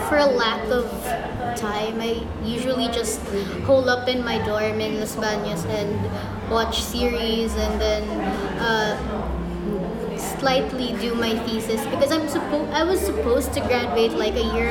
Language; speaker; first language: English; non-native, local second language; Filipino